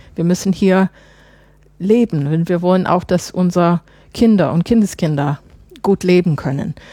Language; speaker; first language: German; non-native, fluent; English